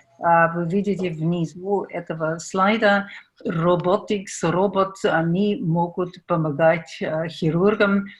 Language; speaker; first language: Russian; non-native, fluent; German